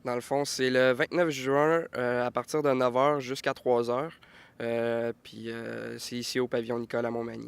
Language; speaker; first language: French; native; French